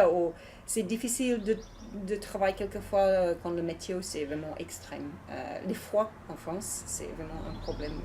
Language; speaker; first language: French; non-native, learner; English